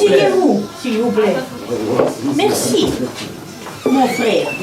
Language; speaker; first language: French; early bilingual, heritage; Russian